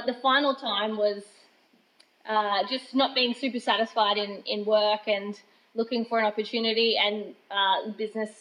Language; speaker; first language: English; native; English